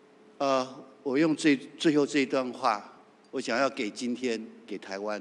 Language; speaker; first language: Chinese; native; Chinese